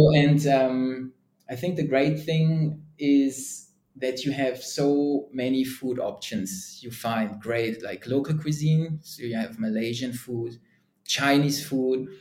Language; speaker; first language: English; non-native, fluent; German